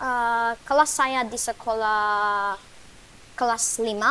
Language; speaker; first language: Indonesian; non-native, learner; English